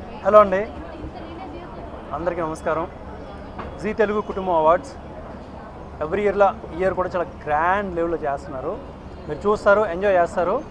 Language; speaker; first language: Telugu; native; Telugu